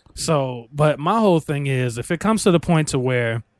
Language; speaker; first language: English; native; English